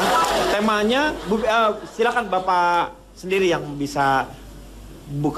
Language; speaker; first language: Indonesian; native; Indonesian